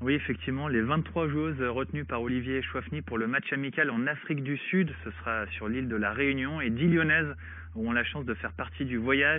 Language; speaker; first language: French; native; French